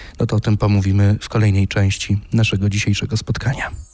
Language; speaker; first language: Polish; native; Polish